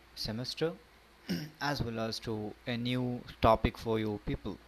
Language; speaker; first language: English; non-native, local second language; Malayalam